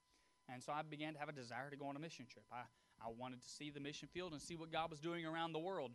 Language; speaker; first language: English; native; English